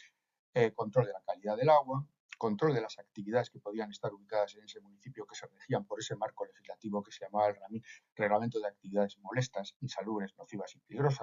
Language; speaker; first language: Spanish; native; Spanish